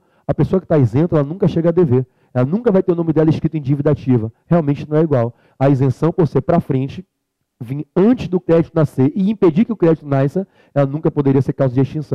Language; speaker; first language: Portuguese; native; Portuguese